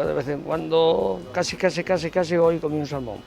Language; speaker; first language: Spanish; native; Spanish